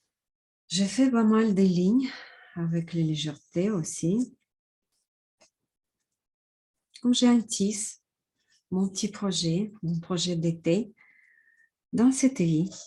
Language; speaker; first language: French; non-native, fluent; Russian